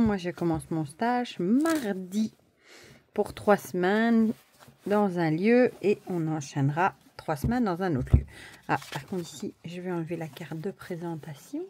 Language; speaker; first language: French; native; French